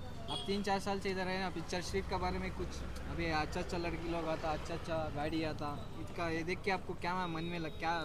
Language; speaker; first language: Hindi; non-native, local second language; Kannada